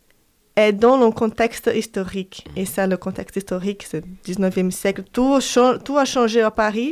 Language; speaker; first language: French; non-native, fluent; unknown